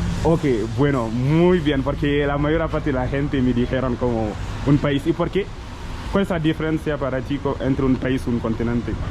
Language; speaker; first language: Spanish; non-native, local second language; French